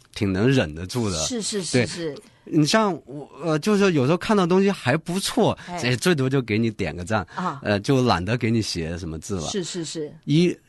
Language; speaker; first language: Chinese; non-native, local second language; Hakka Chinese